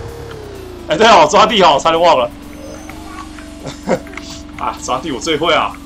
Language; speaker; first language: Chinese; native; Chinese